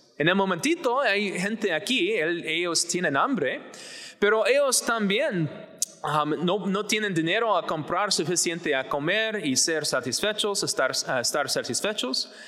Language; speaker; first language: Spanish; non-native, fluent; English